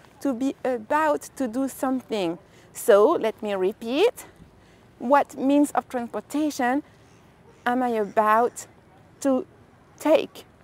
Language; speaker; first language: English; non-native, fluent; French